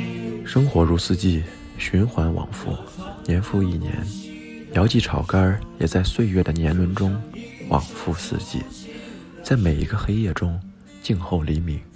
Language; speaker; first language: Chinese; native; Chinese